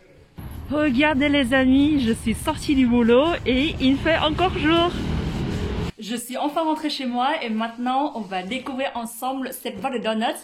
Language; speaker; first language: French; non-native, fluent; Vietnamese